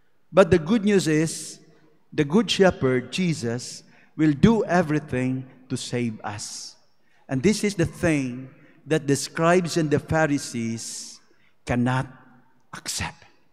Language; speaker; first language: English; non-native, local second language; Cebuano